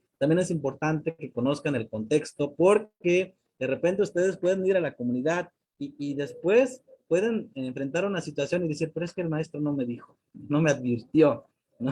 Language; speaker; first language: Spanish; non-native, local second language; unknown